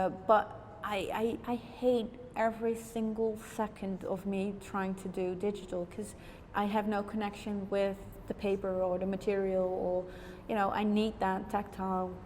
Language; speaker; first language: English; non-native, fluent; Dutch